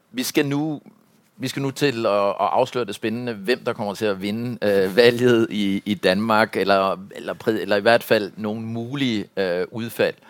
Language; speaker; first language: Danish; native; Danish